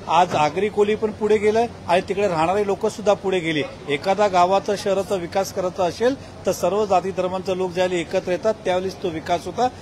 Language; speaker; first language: Marathi; non-native, local second language; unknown